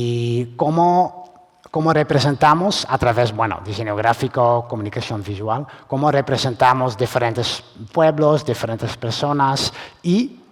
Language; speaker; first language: Spanish; non-native, fluent; Dutch